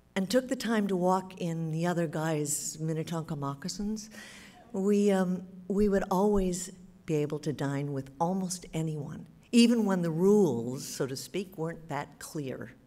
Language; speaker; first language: English; native; English